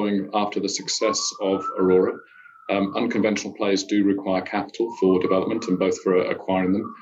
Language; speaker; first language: English; native; English